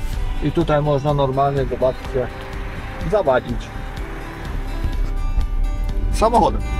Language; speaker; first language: Polish; native; Polish